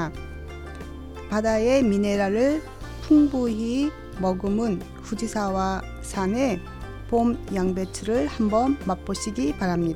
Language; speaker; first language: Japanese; non-native, fluent; Korean